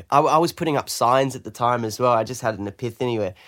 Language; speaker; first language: English; native; English